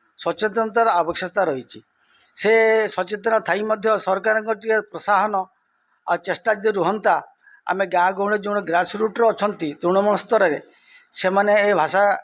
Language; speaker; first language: Odia; non-native, local second language; Santali